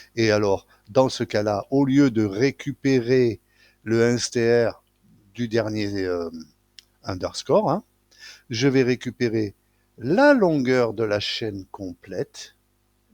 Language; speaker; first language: French; native; French